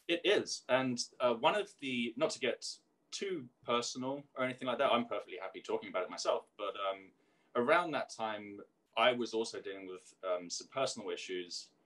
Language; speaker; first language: English; native; English